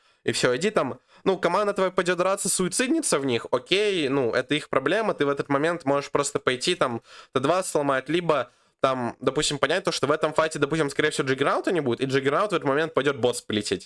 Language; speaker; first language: Russian; native; Russian